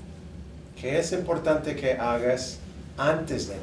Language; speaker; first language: Spanish; non-native, fluent; English